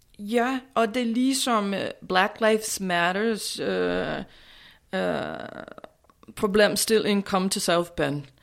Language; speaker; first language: Danish; non-native, fluent; English